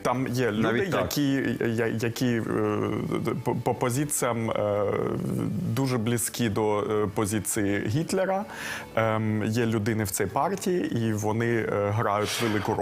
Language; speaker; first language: Ukrainian; non-native, local second language; Russian